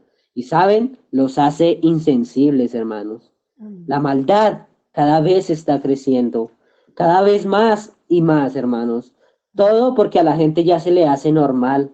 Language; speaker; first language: Spanish; native; Spanish